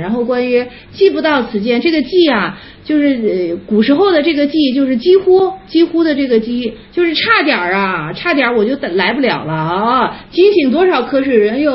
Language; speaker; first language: Chinese; native; Chinese